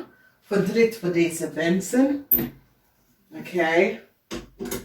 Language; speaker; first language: Dutch; non-native, learner; English